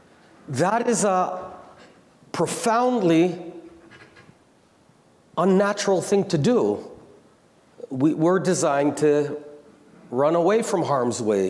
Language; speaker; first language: English; non-native, local second language; Hebrew